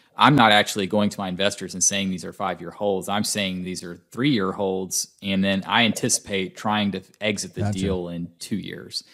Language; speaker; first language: English; native; English